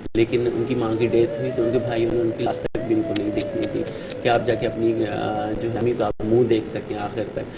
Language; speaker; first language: Urdu; native; Urdu